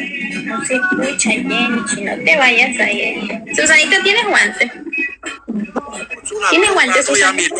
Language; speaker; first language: Spanish; native; Spanish